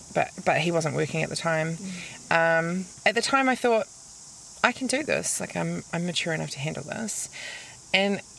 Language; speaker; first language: English; native; English